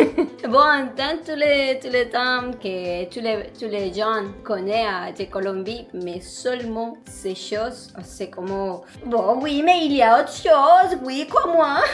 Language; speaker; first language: French; non-native, learner; Spanish